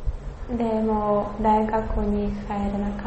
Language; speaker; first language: Japanese; non-native, learner; Russian